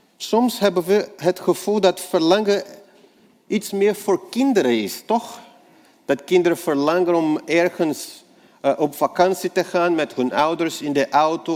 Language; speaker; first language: Dutch; non-native, fluent; Portuguese